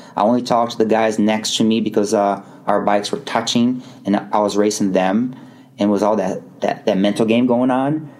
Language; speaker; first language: English; non-native, fluent; Portuguese